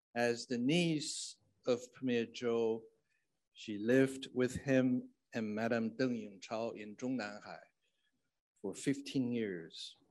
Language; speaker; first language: English; non-native, fluent; Chinese